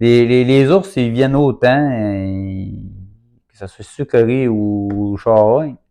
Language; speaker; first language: French; native; French